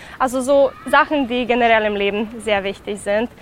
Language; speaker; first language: German; non-native, fluent; Serbian